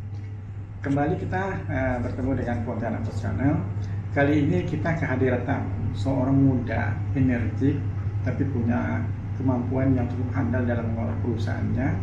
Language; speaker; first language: Indonesian; native; Indonesian